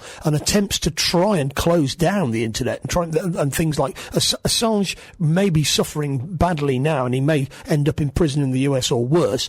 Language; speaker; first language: English; native; English